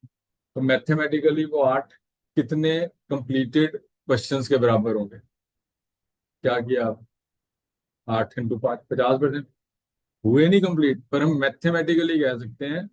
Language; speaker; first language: Hindi; native; Hindi